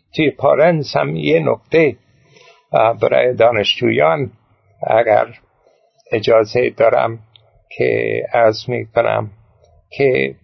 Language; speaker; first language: Persian; non-native, fluent; English